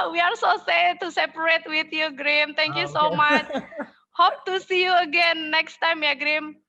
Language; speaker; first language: English; non-native, fluent; Indonesian